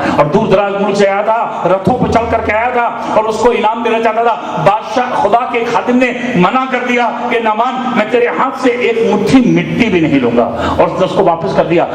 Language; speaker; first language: Urdu; native; Urdu